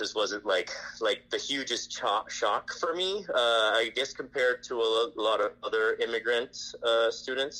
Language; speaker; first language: English; non-native, fluent; Spanish